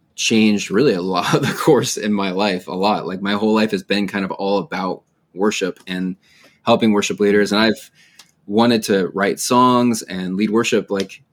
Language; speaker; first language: English; native; English